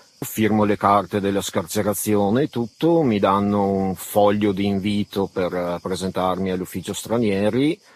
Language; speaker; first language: Italian; early bilingual, other home language; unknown